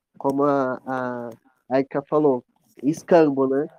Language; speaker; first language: Portuguese; native; Portuguese